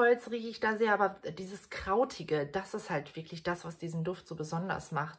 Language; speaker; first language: German; native; German